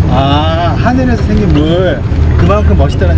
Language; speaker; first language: Korean; native; Korean